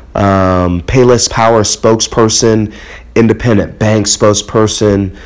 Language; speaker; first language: English; early bilingual, other home language; Akan